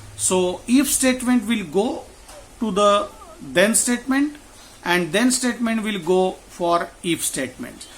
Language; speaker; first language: English; non-native, local second language; Marathi